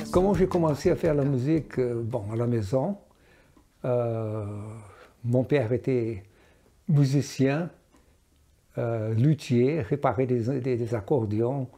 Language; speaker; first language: French; non-native, fluent; Portuguese